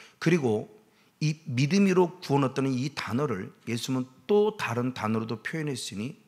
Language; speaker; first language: Korean; native; Korean